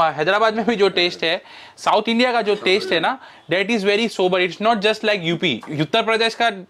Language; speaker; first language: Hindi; non-native, local second language; Marwari